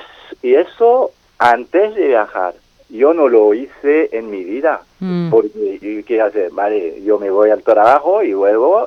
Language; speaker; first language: Spanish; non-native, fluent; French